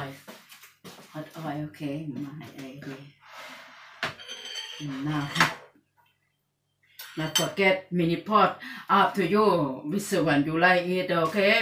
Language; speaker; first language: English; non-native, learner; Thai